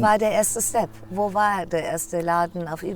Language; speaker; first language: German; native; German